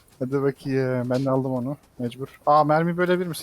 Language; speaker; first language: Turkish; native; Turkish